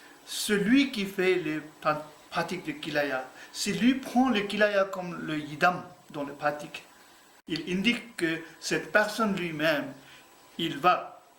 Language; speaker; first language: French; non-native, learner; Tibetan